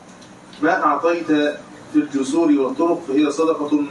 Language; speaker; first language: Arabic; native; Arabic